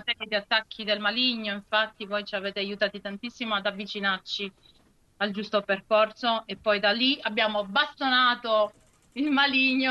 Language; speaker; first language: Italian; native; Italian